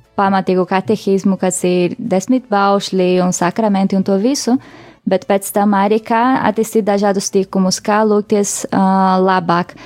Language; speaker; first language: Latvian; non-native, fluent; Portuguese